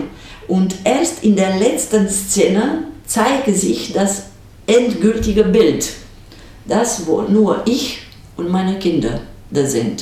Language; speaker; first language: German; non-native, fluent; Romanian